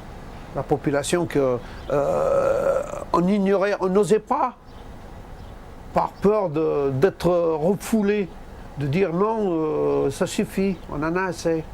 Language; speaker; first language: French; early bilingual, other home language; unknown